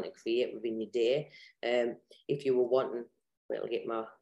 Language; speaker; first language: English; native; English